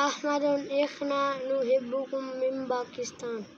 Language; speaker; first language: Arabic; non-native, learner; Urdu